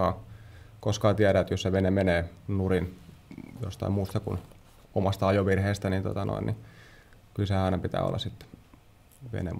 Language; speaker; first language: Finnish; native; Finnish